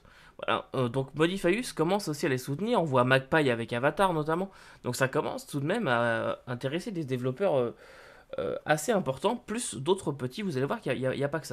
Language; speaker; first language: French; native; French